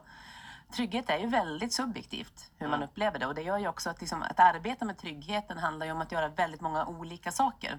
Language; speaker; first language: Swedish; native; Swedish